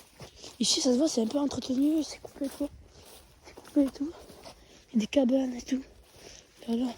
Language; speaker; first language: French; native; French